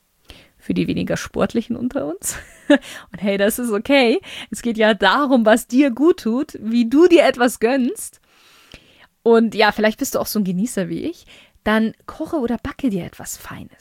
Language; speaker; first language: German; native; German